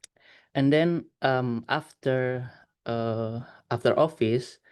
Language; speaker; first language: English; non-native, learner; Indonesian